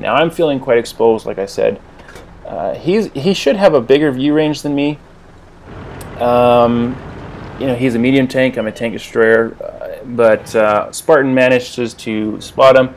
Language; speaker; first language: English; native; English